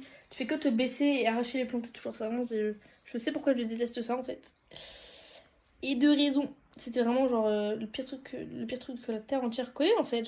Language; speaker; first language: French; native; French